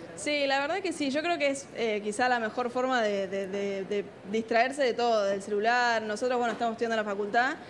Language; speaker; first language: Spanish; native; Spanish